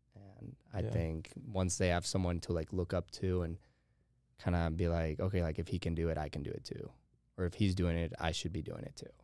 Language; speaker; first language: English; early bilingual, heritage; Spanish